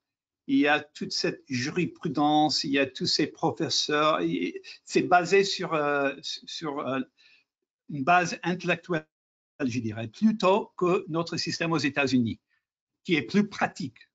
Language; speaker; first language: French; non-native, fluent; English